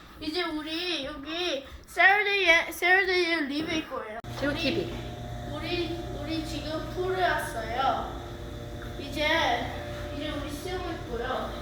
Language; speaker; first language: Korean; early bilingual, heritage; Korean